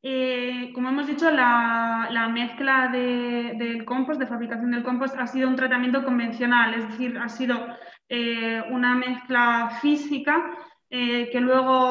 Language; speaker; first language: Spanish; native; Spanish